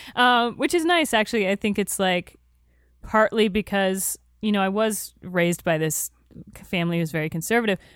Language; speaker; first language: English; native; English